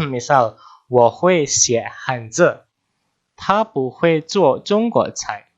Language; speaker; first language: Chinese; non-native, fluent; Indonesian